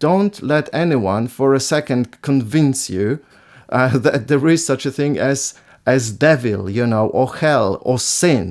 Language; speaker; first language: English; non-native, fluent; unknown